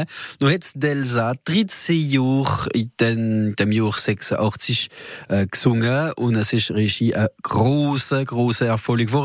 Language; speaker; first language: German; native; German